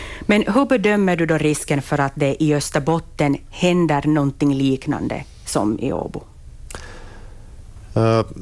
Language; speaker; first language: Swedish; native; Swedish